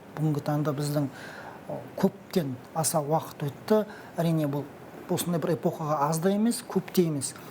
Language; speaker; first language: Kazakh; non-native, local second language; Russian